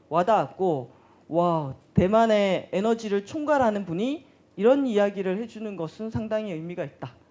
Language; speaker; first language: Korean; native; Korean